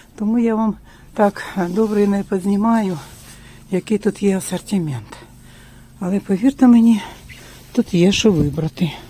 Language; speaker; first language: Ukrainian; non-native, local second language; Russian